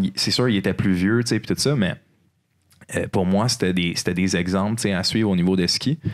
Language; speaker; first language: French; native; French